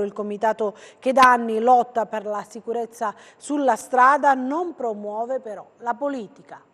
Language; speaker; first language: Italian; native; Italian